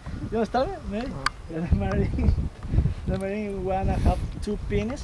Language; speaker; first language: English; non-native, learner; Spanish